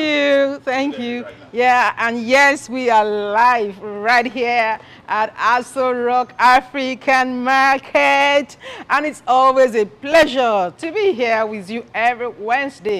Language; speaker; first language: English; non-native, local second language; Yoruba